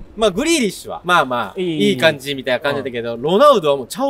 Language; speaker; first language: Japanese; native; Japanese